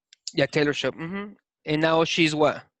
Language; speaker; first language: English; non-native, fluent; Spanish